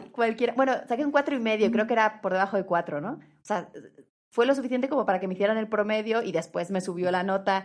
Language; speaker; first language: Spanish; native; Spanish